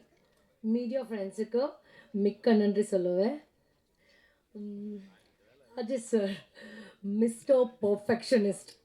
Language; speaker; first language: Tamil; non-native, learner; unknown